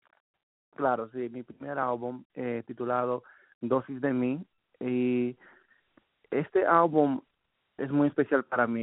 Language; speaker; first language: Spanish; early bilingual, heritage; Spanish